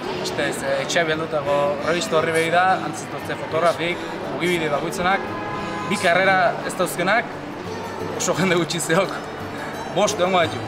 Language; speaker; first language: Basque; native; Basque